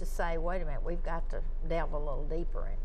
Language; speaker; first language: English; native; English